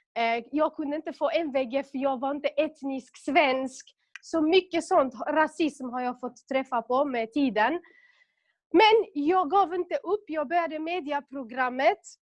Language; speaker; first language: Swedish; non-native, local second language; Kurdish